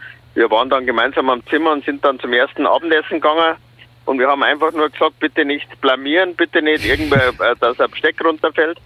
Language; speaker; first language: German; native; German